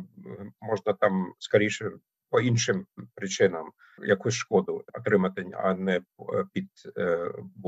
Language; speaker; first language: Ukrainian; non-native, fluent; German